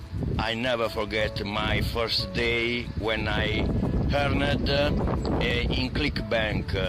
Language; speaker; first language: English; non-native, learner; Italian